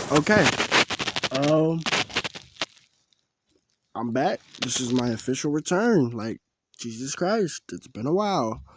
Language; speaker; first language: English; native; English